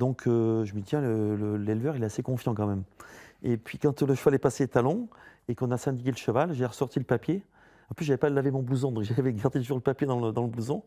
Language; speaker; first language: French; native; French